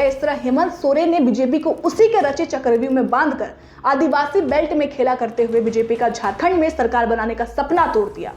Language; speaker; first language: Hindi; native; Hindi